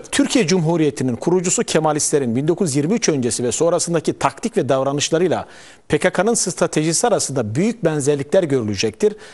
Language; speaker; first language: Turkish; native; Turkish